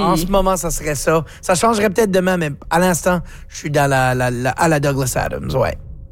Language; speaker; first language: French; native; French